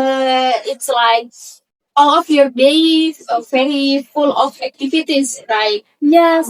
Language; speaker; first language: English; non-native, learner; Indonesian